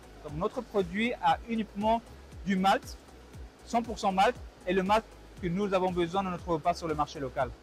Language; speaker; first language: French; non-native, local second language; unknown